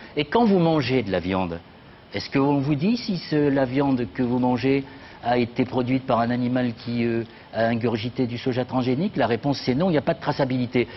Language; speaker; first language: French; native; French